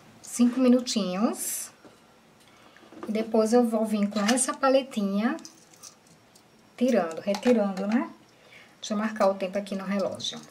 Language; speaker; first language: Portuguese; native; Portuguese